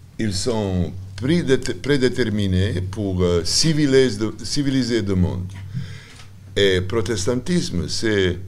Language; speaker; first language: French; non-native, learner; Serbian